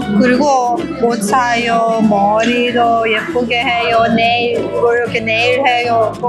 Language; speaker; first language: Korean; non-native, learner; Persian